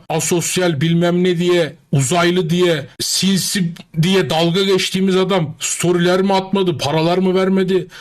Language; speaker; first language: Turkish; native; Turkish